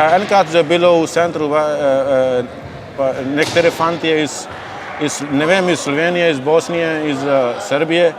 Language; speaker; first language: Slovenian; non-native, learner; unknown